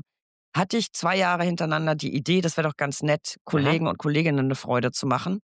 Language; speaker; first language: German; native; German